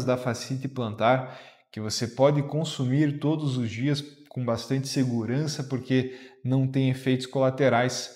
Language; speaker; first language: Portuguese; native; Portuguese